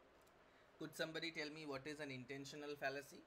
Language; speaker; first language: English; non-native, local second language; Bangla